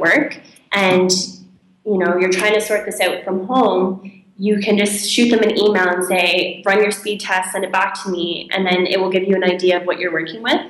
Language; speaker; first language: English; native; English